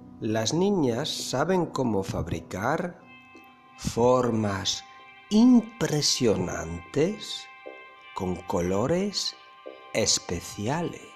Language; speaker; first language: Spanish; non-native, learner; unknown